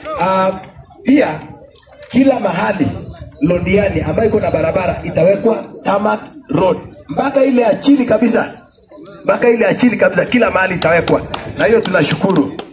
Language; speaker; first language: Swahili; non-native, local second language; Kalenjin